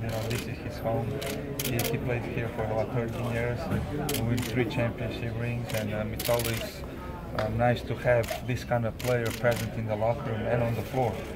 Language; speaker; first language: English; non-native, fluent; Slovenian